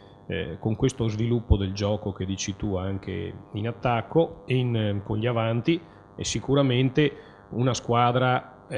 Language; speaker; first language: Italian; native; Italian